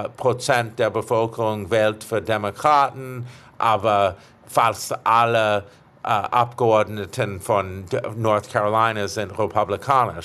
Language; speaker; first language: German; non-native, fluent; English